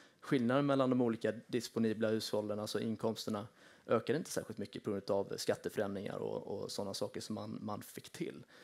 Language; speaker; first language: Swedish; native; Swedish